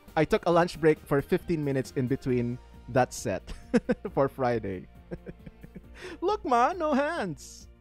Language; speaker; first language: English; non-native, local second language; Filipino